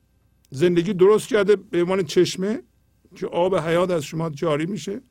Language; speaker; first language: Persian; native; Persian